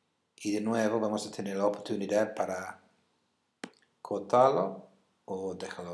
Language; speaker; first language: Spanish; non-native, fluent; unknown